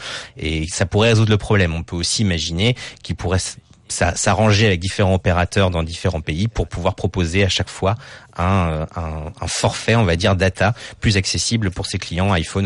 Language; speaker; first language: French; native; French